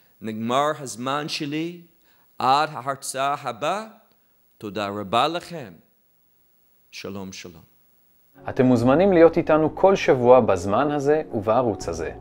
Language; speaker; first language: Hebrew; non-native, fluent; English